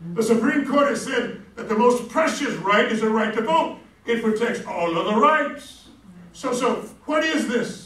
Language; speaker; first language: English; native; English